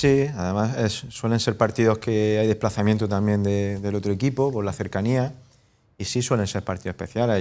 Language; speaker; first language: Spanish; native; Spanish